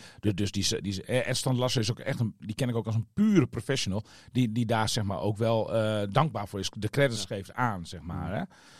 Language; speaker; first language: Dutch; native; Dutch